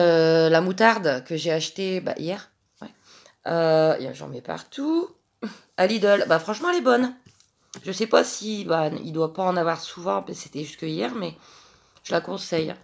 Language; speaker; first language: French; native; French